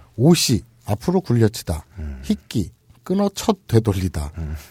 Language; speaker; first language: Korean; native; Korean